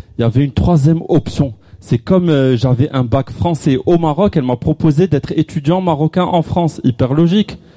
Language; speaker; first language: French; non-native, local second language; Arabic